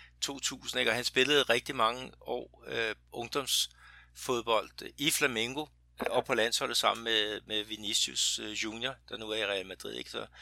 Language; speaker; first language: Danish; native; Danish